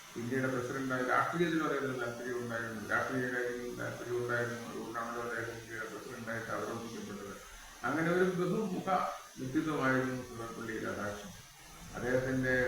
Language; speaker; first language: Malayalam; native; Malayalam